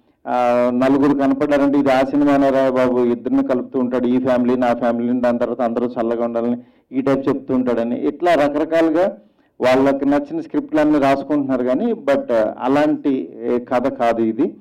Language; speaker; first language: Telugu; native; Telugu